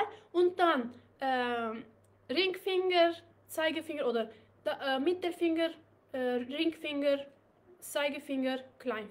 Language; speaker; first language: German; non-native, learner; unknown